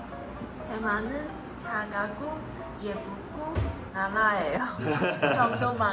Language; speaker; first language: Korean; non-native, learner; Chinese